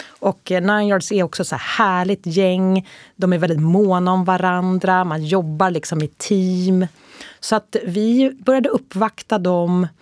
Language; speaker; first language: Swedish; native; Swedish